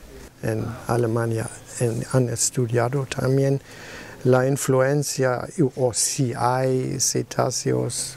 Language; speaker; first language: Spanish; non-native, learner; German